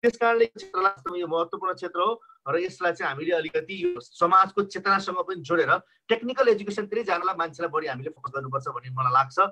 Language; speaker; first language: Nepali; native; Nepali